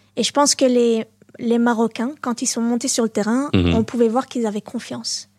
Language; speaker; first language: French; native; French